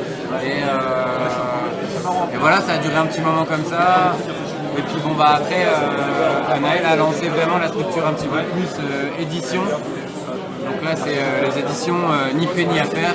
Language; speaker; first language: French; native; French